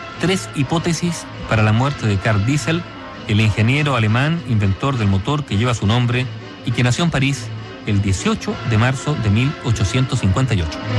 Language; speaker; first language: Spanish; native; Spanish